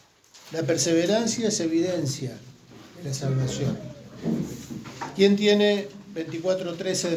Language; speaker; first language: Spanish; native; Spanish